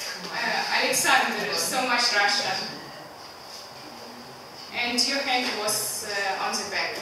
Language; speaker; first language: English; non-native, learner; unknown